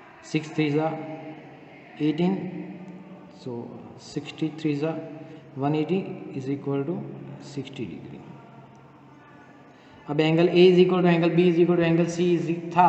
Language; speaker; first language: Hindi; native; Hindi